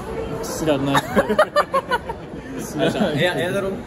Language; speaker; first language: Japanese; native; Japanese